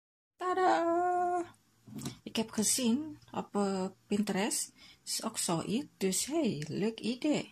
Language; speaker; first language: Dutch; non-native, learner; Indonesian